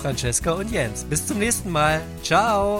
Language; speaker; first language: German; native; German